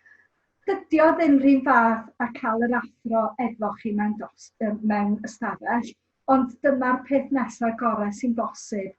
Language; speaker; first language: Welsh; native; Welsh